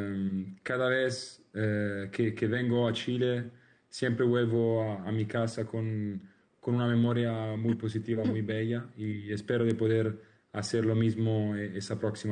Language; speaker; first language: Spanish; non-native, learner; Italian